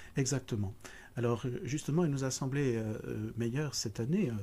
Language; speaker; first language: French; native; French